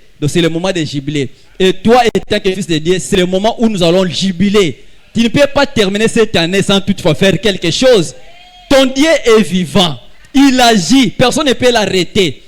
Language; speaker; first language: French; non-native, local second language; Lingala